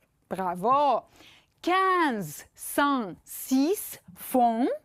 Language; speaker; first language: French; non-native, fluent; Romanian